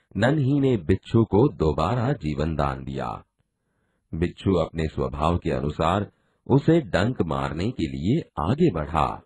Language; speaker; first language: Hindi; non-native, local second language; Gujarati